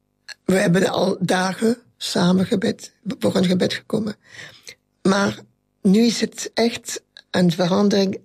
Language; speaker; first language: Dutch; non-native, local second language; French